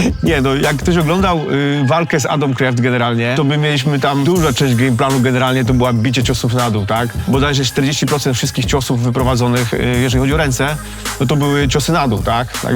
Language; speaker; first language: Polish; native; Polish